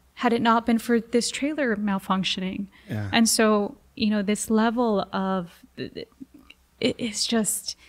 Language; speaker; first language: English; early bilingual, other home language; Spanish